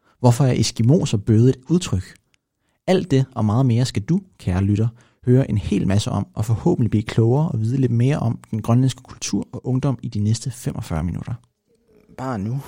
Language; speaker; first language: Danish; native; Danish